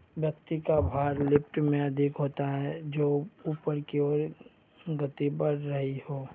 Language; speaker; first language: Hindi; native; Hindi